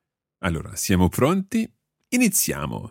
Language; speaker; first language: Italian; non-native, fluent; English